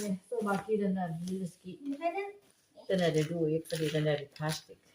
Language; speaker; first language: Danish; non-native, learner; Thai